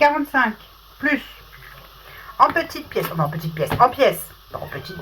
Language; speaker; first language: French; native; French